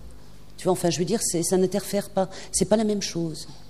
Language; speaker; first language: French; native; French